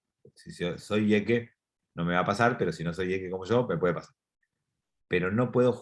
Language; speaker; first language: Spanish; native; Spanish